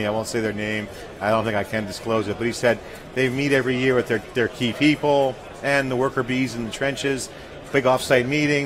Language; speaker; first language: English; native; English